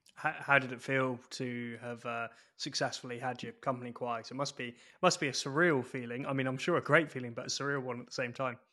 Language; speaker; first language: English; native; English